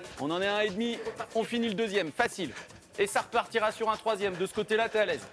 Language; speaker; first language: French; native; French